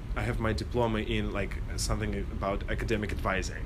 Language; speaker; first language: English; non-native, fluent; Russian